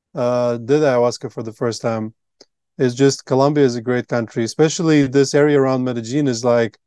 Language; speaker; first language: English; non-native, fluent; Latvian